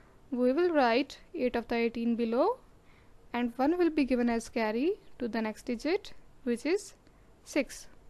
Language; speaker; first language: English; non-native, local second language; Urdu